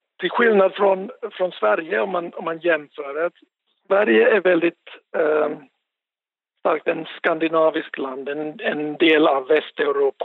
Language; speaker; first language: Swedish; non-native, local second language; Finnish